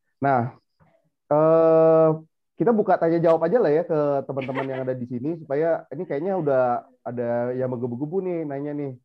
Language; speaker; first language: Indonesian; non-native, local second language; Minangkabau